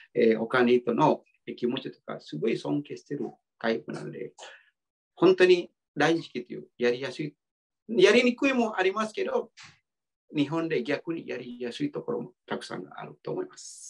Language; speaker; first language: Japanese; non-native, fluent; Indonesian